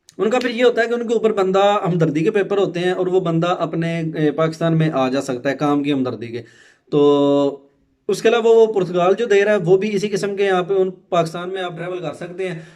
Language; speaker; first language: Urdu; non-native, local second language; Punjabi